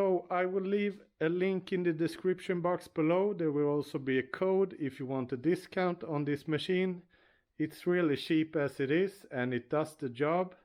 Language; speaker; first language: English; non-native, fluent; Swedish